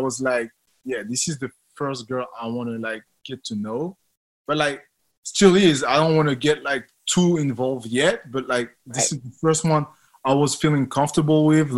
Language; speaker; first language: English; non-native, fluent; French